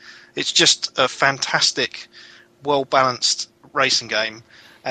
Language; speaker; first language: English; native; English